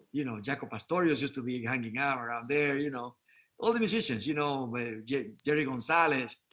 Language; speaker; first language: English; non-native, fluent; Spanish